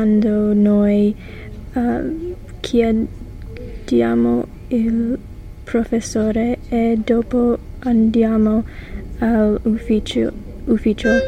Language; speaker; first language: Italian; non-native, learner; English